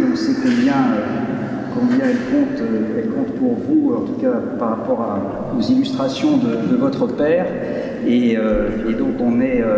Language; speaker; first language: French; native; French